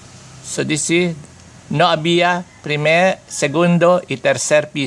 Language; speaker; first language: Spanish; non-native, fluent; Filipino